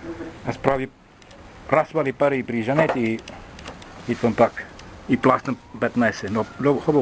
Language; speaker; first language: Bulgarian; non-native, learner; Finnish